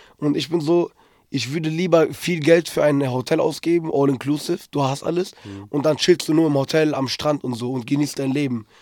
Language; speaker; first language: German; early bilingual, other home language; Turkish